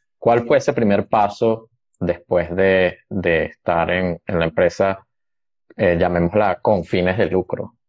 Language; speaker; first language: Spanish; native; Spanish